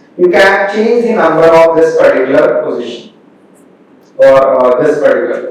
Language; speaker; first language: English; non-native, local second language; Hindi